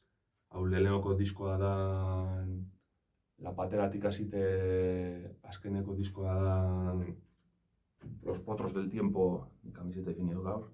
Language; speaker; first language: Basque; native; Basque